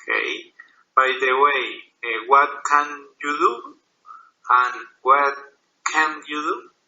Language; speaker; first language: English; non-native, learner; Spanish